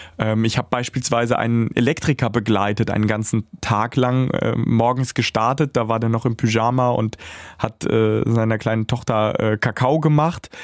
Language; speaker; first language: German; early bilingual, other home language; Russian